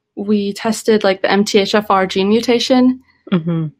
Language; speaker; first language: English; native; English